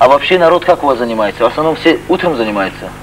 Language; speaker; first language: Russian; non-native, local second language; Tajik